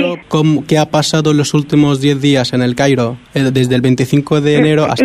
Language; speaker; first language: Spanish; native; Spanish